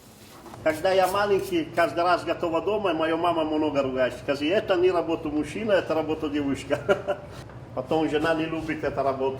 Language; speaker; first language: Russian; non-native, learner; Italian